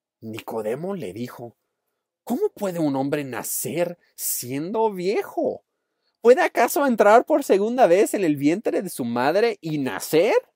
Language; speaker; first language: Spanish; non-native, fluent; English